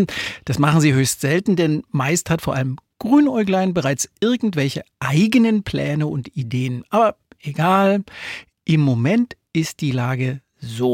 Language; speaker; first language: German; native; German